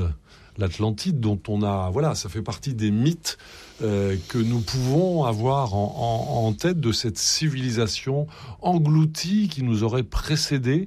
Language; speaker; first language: French; native; French